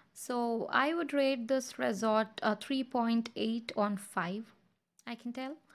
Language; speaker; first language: English; non-native, local second language; Kannada